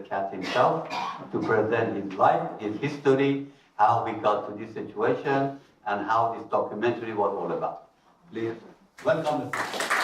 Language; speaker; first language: English; non-native, fluent; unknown